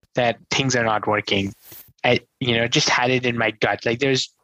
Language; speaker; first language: English; non-native, local second language; Hindi